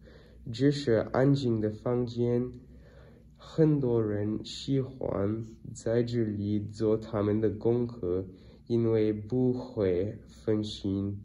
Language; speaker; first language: Chinese; non-native, learner; English